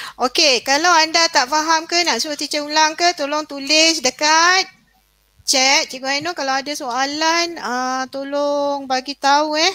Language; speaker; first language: Malay; native; Malay